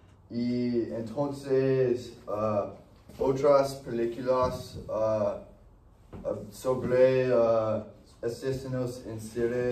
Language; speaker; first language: Spanish; non-native, learner; English